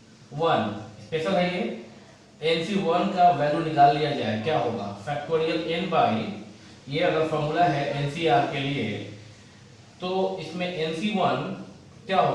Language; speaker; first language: Hindi; native; Hindi